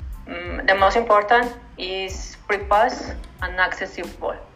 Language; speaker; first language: English; non-native, learner; Spanish